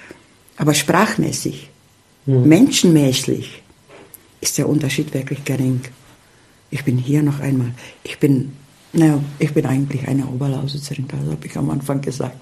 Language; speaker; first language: German; early bilingual, heritage; Czech